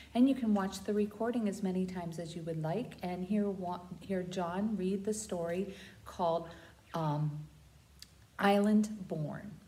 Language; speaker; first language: English; native; English